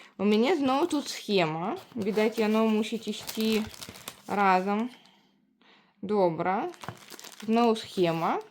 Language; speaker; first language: Belarusian; non-native, local second language; Russian